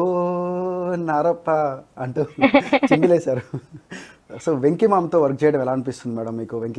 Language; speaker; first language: Telugu; native; Telugu